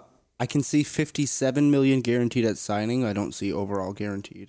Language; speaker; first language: English; native; English